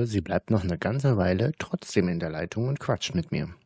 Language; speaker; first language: German; native; German